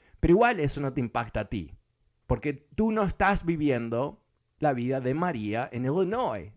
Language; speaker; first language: Spanish; early bilingual, other home language; English